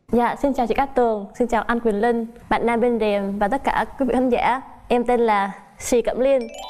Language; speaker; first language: Vietnamese; non-native, local second language; Chinese